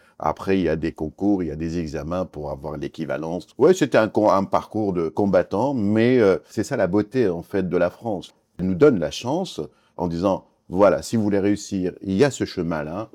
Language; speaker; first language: French; non-native, fluent; Kurdish